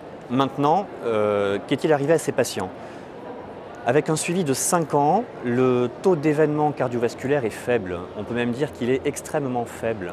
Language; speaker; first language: French; native; French